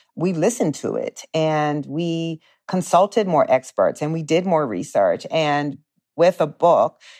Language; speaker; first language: English; native; English